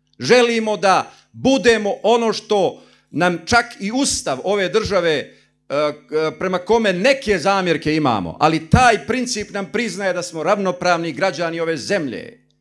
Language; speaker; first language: Bosnian; native; Bosnian